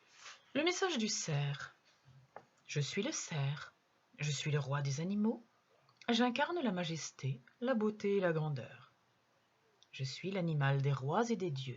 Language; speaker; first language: French; native; French